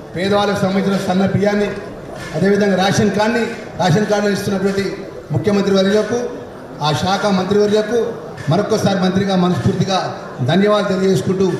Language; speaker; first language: Telugu; native; Telugu